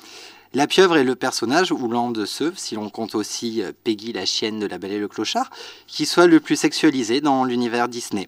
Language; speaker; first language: French; native; French